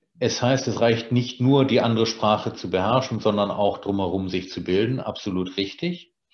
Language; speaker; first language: German; native; German